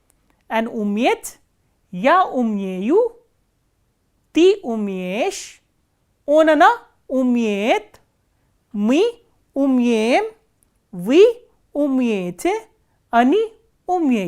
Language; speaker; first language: Russian; non-native, fluent; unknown